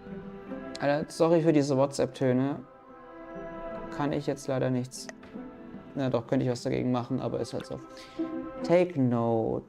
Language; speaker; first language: German; native; German